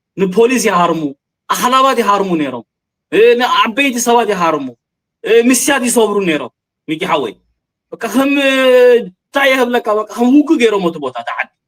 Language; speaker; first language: Tigrinya; early bilingual, heritage; Tigrinya